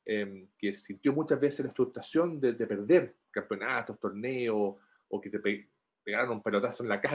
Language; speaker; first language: Spanish; native; Spanish